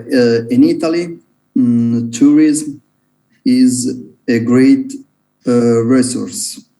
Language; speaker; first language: English; non-native, learner; Italian